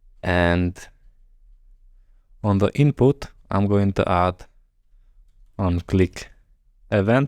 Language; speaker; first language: English; non-native, fluent; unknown